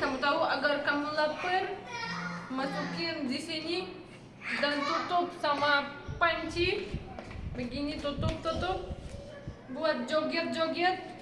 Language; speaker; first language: Indonesian; non-native, learner; Russian